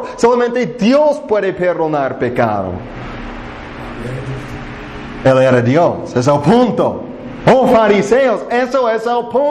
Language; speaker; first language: Spanish; non-native, fluent; English